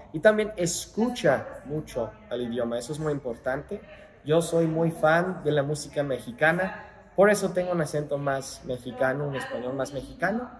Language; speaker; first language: Spanish; non-native, fluent; English